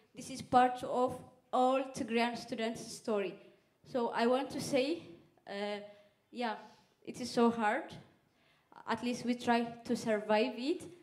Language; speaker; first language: English; non-native, fluent; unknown